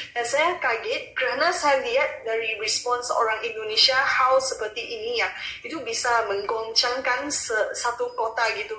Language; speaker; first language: Malay; non-native, local second language; Chinese